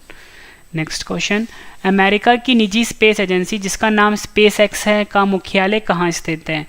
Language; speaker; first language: Hindi; native; Hindi